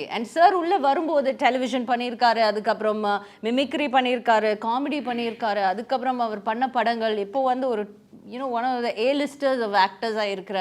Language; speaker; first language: Tamil; native; Tamil